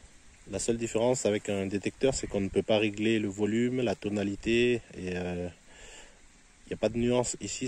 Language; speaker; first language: French; native; French